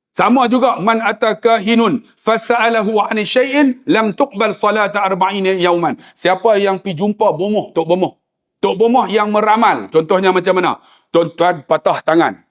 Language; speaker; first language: Malay; native; Malay